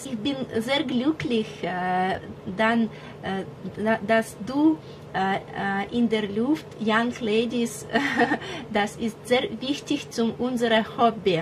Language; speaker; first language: German; non-native, learner; Russian